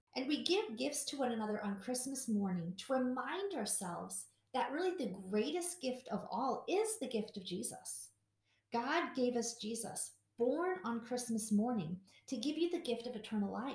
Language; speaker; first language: English; native; English